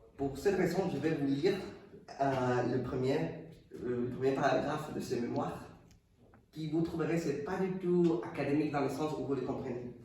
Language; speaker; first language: French; non-native, fluent; Spanish